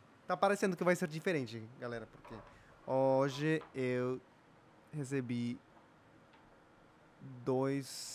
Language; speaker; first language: Portuguese; non-native, fluent; Spanish